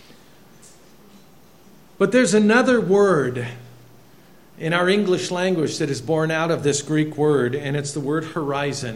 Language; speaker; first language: English; native; English